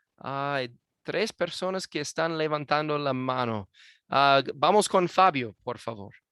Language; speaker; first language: Spanish; non-native, fluent; English